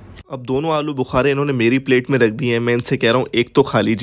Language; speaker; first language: Hindi; native; Hindi